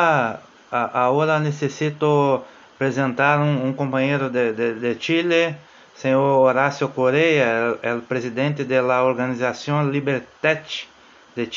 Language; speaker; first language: Portuguese; non-native, learner; Spanish